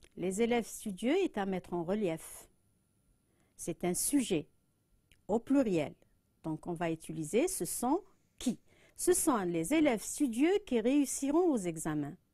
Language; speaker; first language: French; non-native, local second language; Arabic